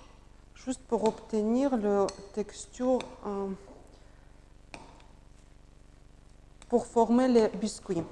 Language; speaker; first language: French; non-native, learner; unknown